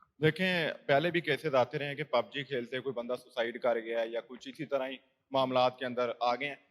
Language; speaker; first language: Urdu; native; Urdu